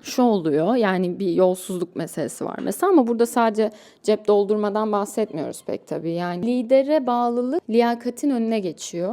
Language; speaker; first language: Turkish; native; Turkish